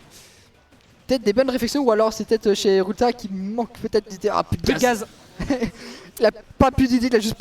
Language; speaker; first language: French; native; French